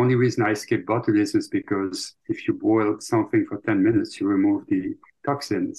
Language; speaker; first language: English; non-native, fluent; French